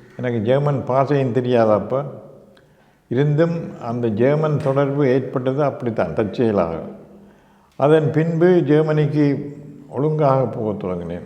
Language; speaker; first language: Tamil; native; Tamil